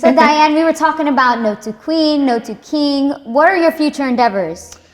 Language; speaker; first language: English; native; English